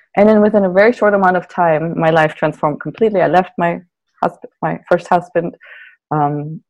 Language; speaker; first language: English; non-native, fluent; German